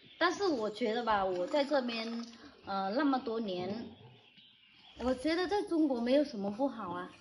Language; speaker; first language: Chinese; non-native, fluent; Vietnamese